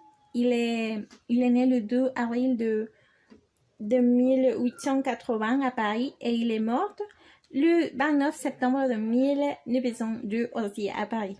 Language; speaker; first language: French; non-native, learner; Spanish